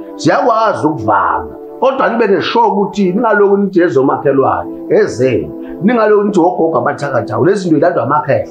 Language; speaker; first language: Zulu; native; Zulu